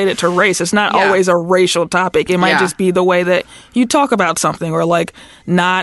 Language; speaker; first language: English; native; English